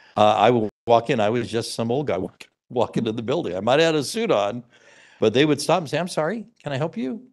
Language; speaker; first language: English; native; English